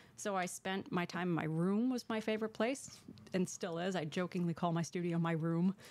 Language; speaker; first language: English; native; English